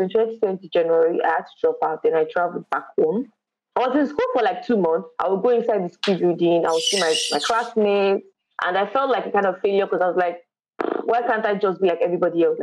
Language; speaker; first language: English; non-native, local second language; Yoruba